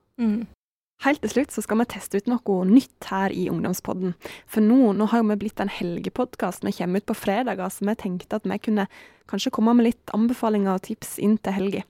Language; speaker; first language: Norwegian; native; Norwegian